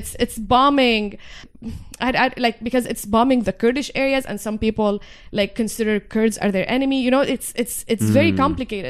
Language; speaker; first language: English; non-native, fluent; Arabic